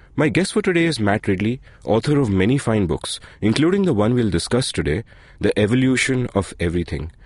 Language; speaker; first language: English; non-native, local second language; Hindi